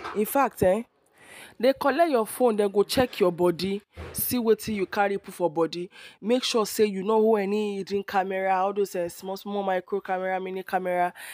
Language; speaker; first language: Nigerian Pidgin; non-native, local second language; Yoruba